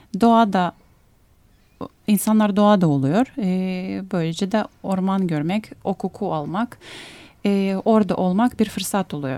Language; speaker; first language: Turkish; non-native, fluent; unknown